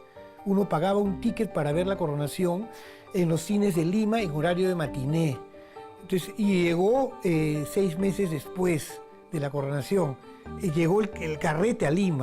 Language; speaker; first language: Spanish; native; Spanish